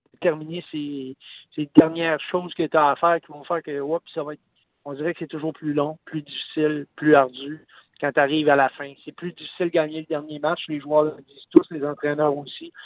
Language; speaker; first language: French; native; French